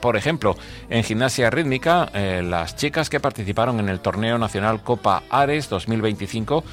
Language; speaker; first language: Spanish; native; Spanish